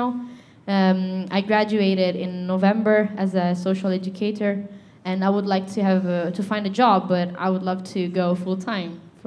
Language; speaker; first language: English; non-native, fluent; Italian